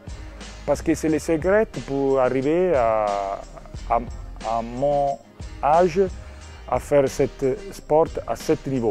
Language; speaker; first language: French; non-native, learner; Italian